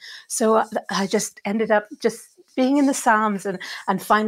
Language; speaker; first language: English; native; English